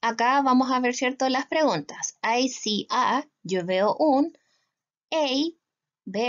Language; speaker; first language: Spanish; native; Spanish